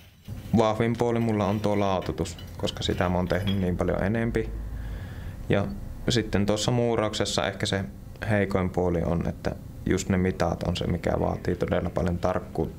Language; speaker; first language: Finnish; native; Finnish